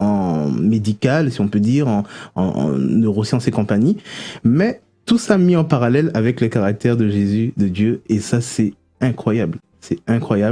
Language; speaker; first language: French; native; French